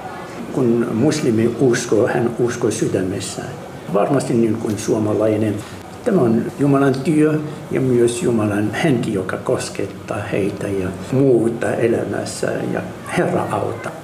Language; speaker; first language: Finnish; non-native, fluent; Arabic